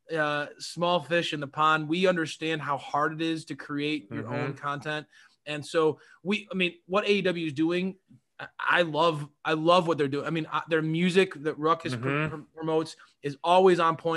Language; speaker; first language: English; native; English